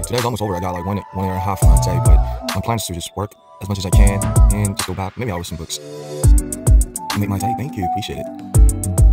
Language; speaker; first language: English; non-native, fluent; Korean